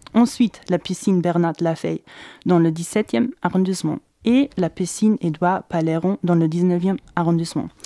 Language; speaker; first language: French; non-native, fluent; German